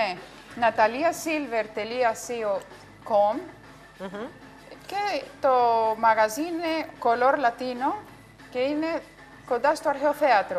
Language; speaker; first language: Greek; non-native, fluent; Spanish